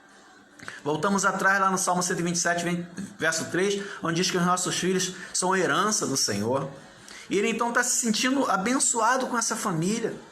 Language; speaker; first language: Portuguese; native; Portuguese